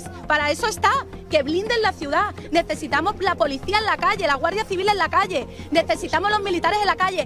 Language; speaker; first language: Spanish; native; Spanish